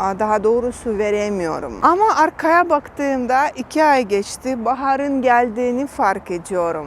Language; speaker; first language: Turkish; non-native, fluent; Russian